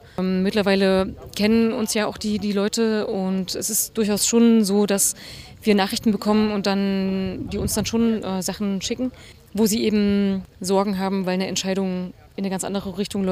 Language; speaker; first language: German; native; German